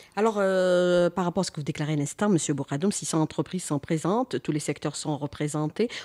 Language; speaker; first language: French; non-native, local second language; Arabic